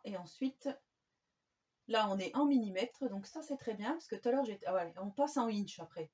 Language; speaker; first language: French; native; French